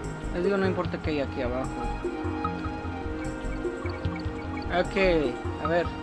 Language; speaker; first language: Spanish; non-native, fluent; English